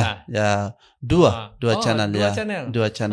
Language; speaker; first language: Indonesian; non-native, learner; Arabic